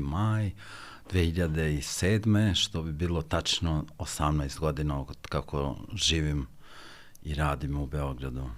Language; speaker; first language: Serbian; non-native, local second language; Albanian